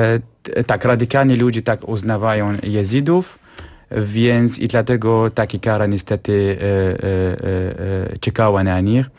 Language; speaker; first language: Polish; non-native, fluent; Kurdish